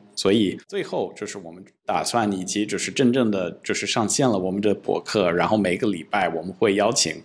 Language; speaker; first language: Chinese; non-native, fluent; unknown